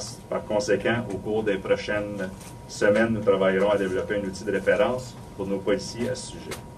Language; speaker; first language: French; native; French